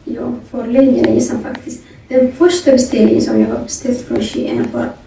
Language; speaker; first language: Swedish; non-native, learner; Amharic